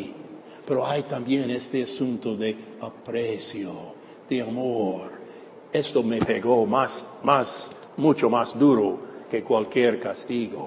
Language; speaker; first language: Spanish; non-native, fluent; English